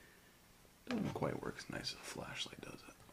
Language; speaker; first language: English; native; English